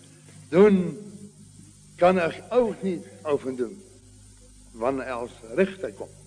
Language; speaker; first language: German; non-native, learner; Afrikaans